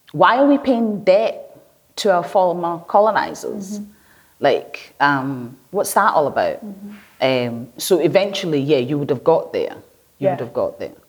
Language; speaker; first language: English; native; English